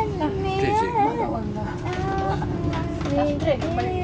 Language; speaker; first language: Italian; native; Italian